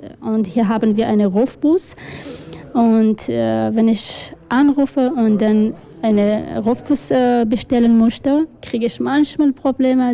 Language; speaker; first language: German; non-native, learner; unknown